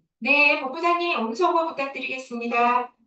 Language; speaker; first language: Korean; native; Korean